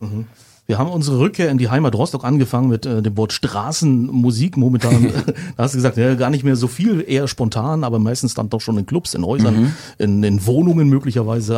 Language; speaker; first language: German; native; German